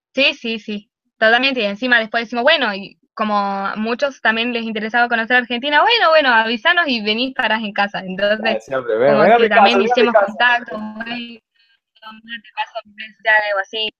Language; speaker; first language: Spanish; native; Spanish